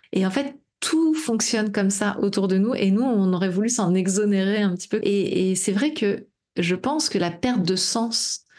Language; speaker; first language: French; native; French